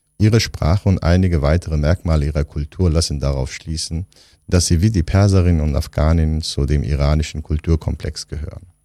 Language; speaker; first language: German; non-native, fluent; Kurdish